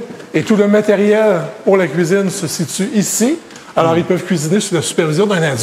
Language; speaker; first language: French; native; French